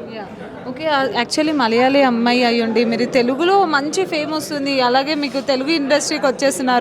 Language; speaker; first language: Telugu; native; Telugu